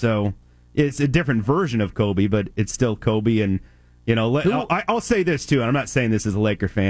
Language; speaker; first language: English; native; English